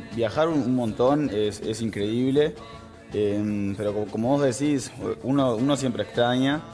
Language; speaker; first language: Spanish; native; Spanish